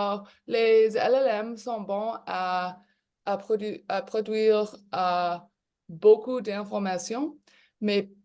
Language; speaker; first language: French; non-native, local second language; English